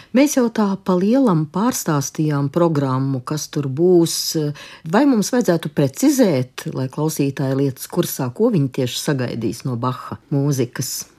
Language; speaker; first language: Latvian; native; Latvian